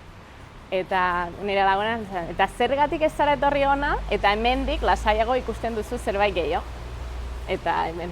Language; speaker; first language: Basque; non-native, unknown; Catalan